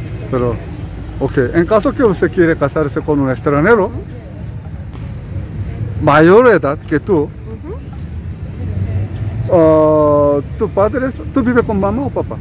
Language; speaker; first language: Spanish; non-native, learner; Korean